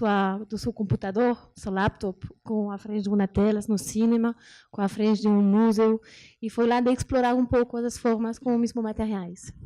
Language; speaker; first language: Portuguese; non-native, learner; French